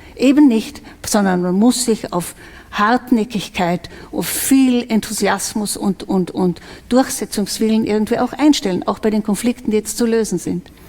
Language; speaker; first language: German; non-native, local second language; Slovenian